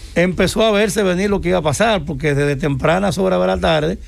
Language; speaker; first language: Spanish; native; Spanish